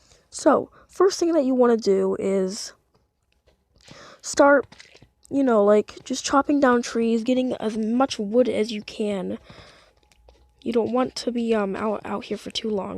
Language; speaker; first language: English; native; English